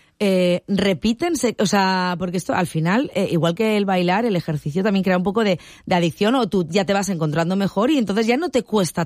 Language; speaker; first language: Spanish; native; Spanish